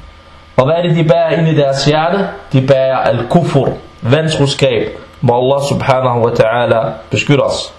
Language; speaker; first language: Danish; early bilingual, other home language; Arabic